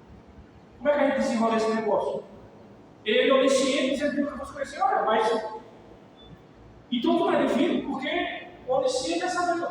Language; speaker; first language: Portuguese; native; Portuguese